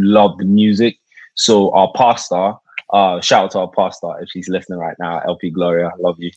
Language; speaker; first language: English; native; English